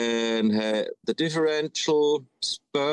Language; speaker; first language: English; non-native, learner; Swiss German